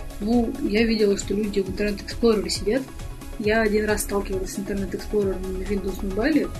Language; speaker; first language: Russian; native; Russian